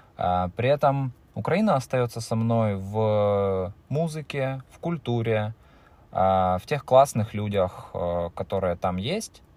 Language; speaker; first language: Russian; native; Russian